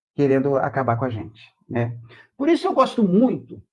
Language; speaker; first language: Portuguese; native; Portuguese